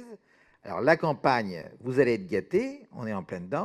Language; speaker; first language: French; native; French